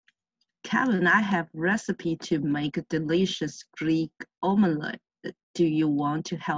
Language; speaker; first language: English; non-native, learner; Chinese